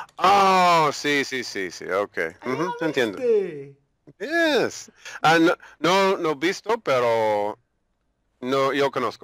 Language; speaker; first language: Spanish; non-native, learner; English